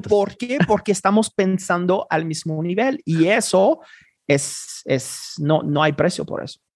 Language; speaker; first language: Spanish; non-native, fluent; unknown